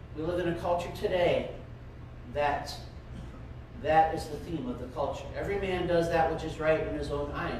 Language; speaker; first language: English; native; English